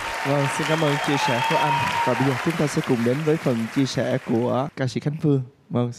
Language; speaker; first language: Vietnamese; native; Vietnamese